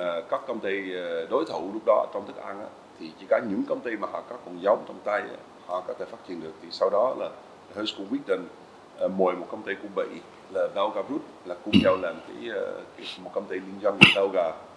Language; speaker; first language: Vietnamese; non-native, fluent; Dutch